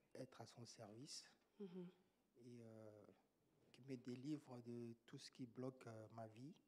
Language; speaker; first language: French; native; French